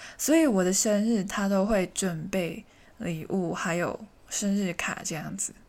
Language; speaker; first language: Chinese; non-native, local second language; Cantonese